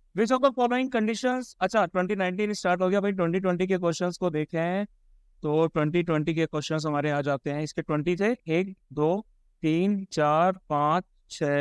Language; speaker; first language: Hindi; native; Hindi